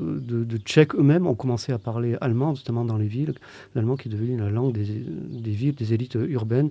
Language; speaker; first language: French; native; French